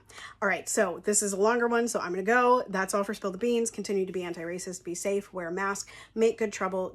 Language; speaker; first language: English; native; English